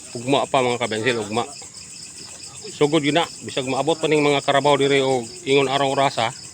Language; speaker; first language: Cebuano; native; Cebuano